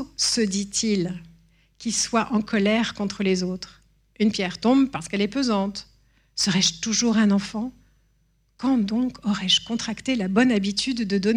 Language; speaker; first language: French; native; French